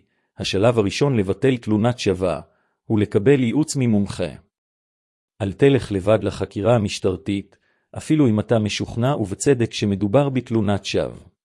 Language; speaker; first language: Hebrew; native; Hebrew